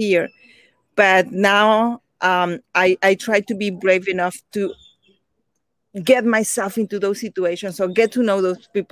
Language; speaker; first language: English; non-native, fluent; Spanish